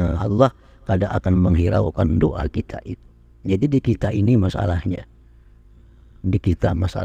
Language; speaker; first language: Indonesian; non-native, local second language; Banjar